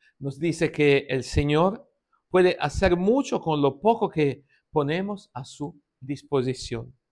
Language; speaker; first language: Spanish; non-native, fluent; Italian